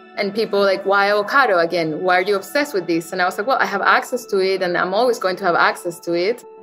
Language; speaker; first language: English; non-native, fluent; Spanish